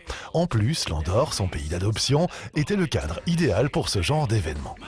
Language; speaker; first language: French; native; French